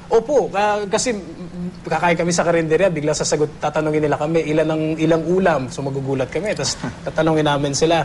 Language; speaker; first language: Filipino; native; Filipino